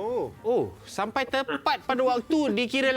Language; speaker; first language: Malay; native; Malay